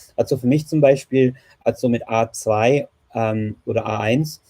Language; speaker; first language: German; non-native, fluent; English